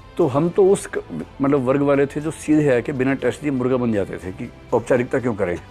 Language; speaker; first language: Hindi; native; Hindi